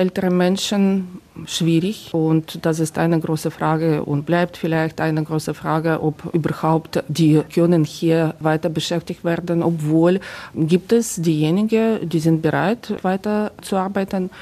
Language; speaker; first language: German; non-native, fluent; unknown